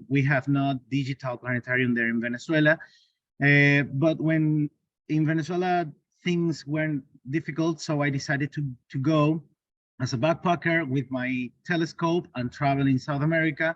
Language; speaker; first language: English; non-native, learner; Spanish